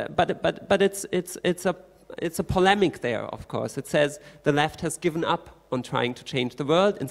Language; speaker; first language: English; non-native, fluent; German